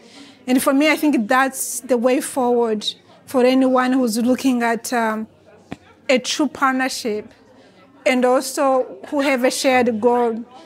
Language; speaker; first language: English; non-native, fluent; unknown